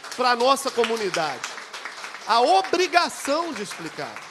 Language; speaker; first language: Portuguese; native; Portuguese